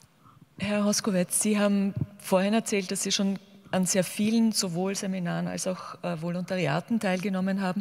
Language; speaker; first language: German; native; German